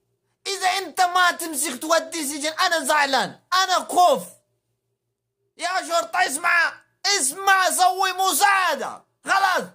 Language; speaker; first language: Arabic; non-native, learner; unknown